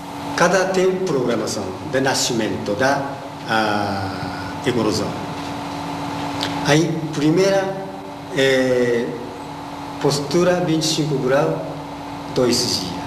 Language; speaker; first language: Portuguese; non-native, learner; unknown